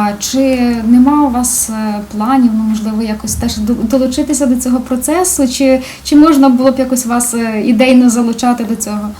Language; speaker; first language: Ukrainian; native; Ukrainian